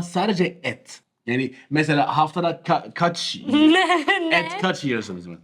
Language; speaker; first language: Turkish; non-native, fluent; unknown